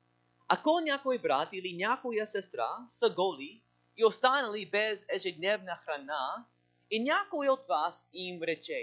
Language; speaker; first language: Bulgarian; non-native, learner; English